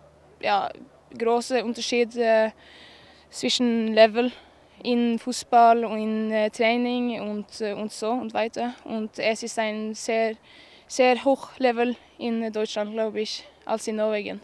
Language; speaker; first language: German; non-native, learner; Norwegian